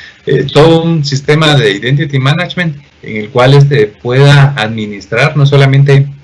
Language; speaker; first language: Spanish; native; Spanish